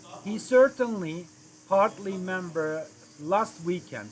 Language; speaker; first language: English; non-native, fluent; Turkish